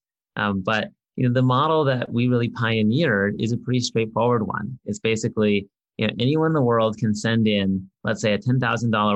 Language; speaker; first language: English; native; English